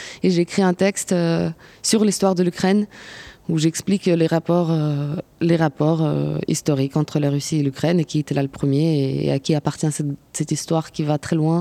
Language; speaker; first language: French; non-native, fluent; Ukrainian